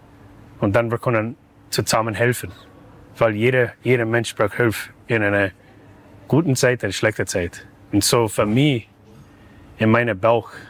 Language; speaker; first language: German; non-native, learner; English